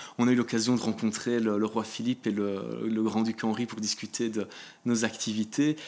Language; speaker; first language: French; native; French